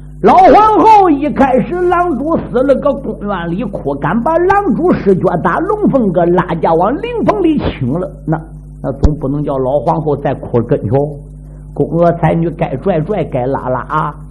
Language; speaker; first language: Chinese; native; Chinese